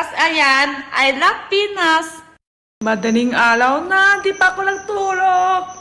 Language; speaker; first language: Filipino; non-native, learner; Chinese